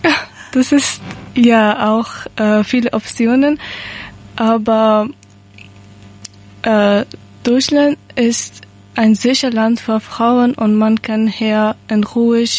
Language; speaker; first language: German; non-native, learner; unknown